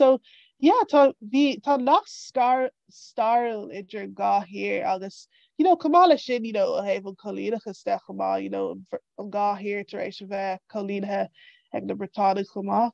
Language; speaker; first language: Irish; non-native, local second language; English